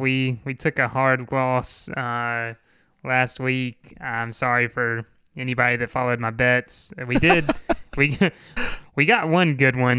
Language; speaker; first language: English; native; English